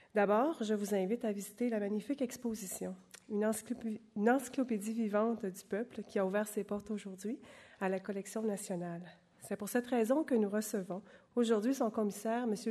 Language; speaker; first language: French; native; French